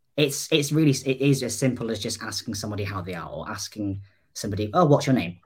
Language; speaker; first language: English; native; English